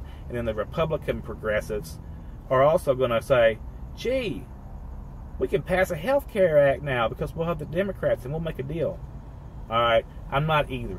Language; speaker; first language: English; native; English